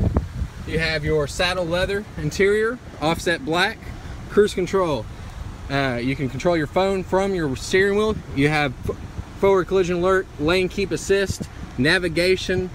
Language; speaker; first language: English; native; English